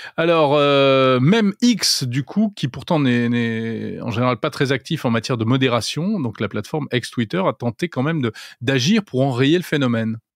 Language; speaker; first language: French; native; French